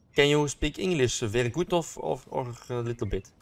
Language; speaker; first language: English; non-native, learner; Dutch